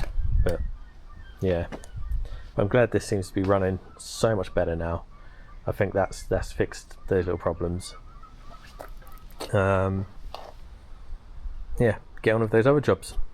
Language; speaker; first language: English; native; English